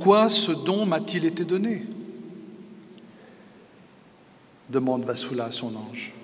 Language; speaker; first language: French; native; French